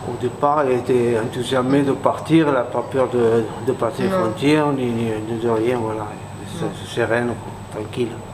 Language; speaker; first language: French; native; French